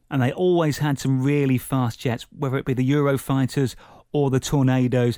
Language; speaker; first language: English; native; English